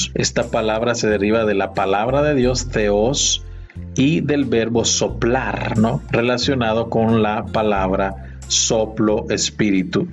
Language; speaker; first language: Spanish; native; Spanish